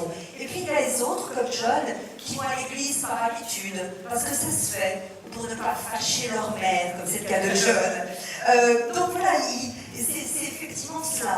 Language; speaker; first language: French; native; French